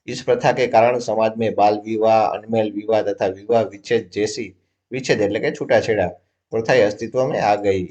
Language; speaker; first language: Hindi; non-native, local second language; Gujarati